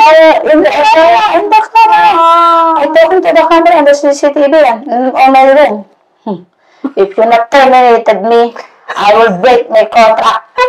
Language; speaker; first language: English; non-native, learner; Indonesian